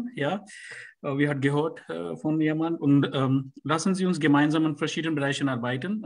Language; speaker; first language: German; non-native, learner; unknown